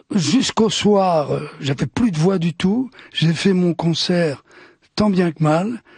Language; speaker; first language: French; early bilingual, other home language; Italian